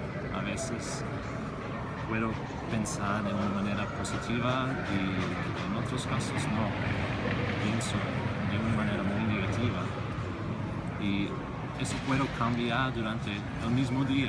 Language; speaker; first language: Spanish; non-native, fluent; English